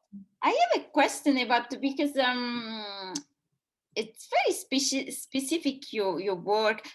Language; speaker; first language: English; non-native, fluent; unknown